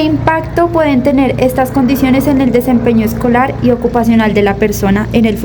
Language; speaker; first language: Spanish; native; Spanish